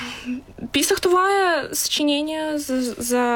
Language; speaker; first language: Bulgarian; early bilingual, heritage; Bulgarian